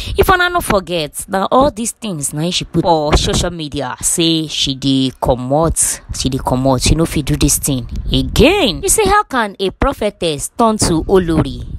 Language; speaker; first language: Nigerian Pidgin; non-native, local second language; Yoruba